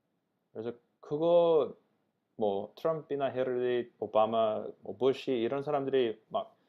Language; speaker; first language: Korean; non-native, fluent; English